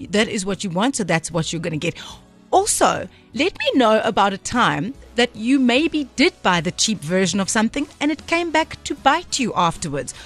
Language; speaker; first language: English; non-native, local second language; Afrikaans